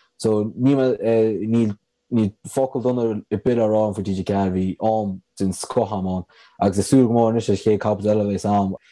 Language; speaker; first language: Irish; native; Irish